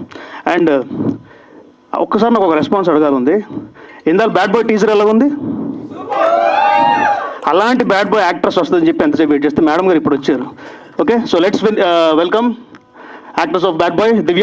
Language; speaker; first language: Telugu; native; Telugu